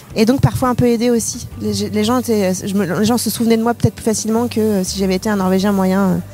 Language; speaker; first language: French; native; French